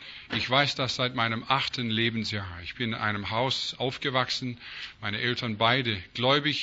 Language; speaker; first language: German; non-native, fluent; English